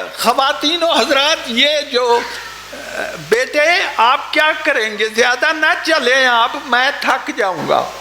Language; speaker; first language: Urdu; non-native, local second language; Punjabi